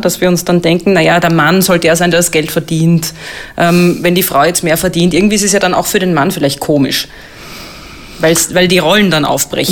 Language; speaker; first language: German; native; German